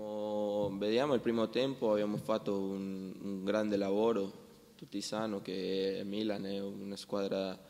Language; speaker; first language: Italian; non-native, learner; Spanish